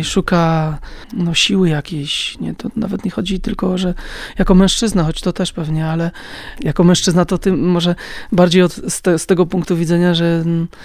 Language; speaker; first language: Polish; native; Polish